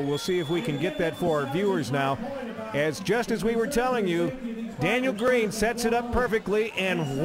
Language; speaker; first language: English; native; English